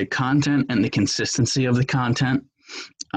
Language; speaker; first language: English; native; English